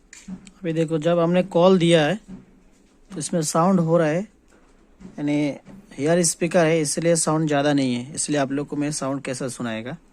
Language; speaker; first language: Hindi; non-native, local second language; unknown